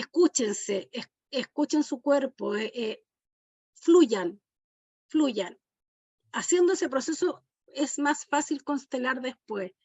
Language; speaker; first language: Spanish; native; Spanish